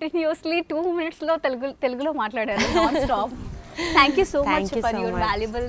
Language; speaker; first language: Telugu; native; Telugu